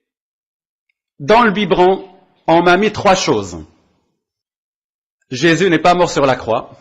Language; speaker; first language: French; non-native, local second language; Arabic